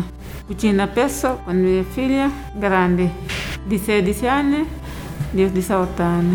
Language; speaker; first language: Italian; non-native, learner; Wolof